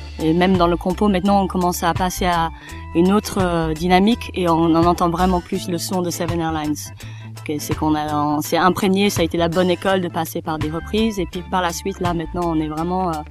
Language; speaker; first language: French; non-native, fluent; English